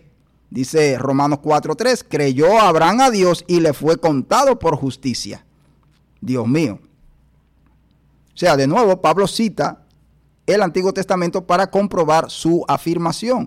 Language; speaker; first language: Spanish; native; Spanish